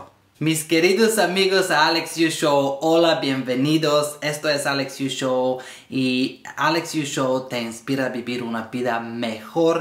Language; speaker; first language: Spanish; non-native, learner; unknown